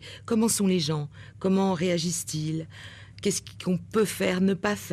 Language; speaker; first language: French; native; French